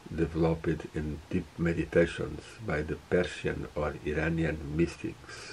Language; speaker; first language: English; non-native, fluent; Portuguese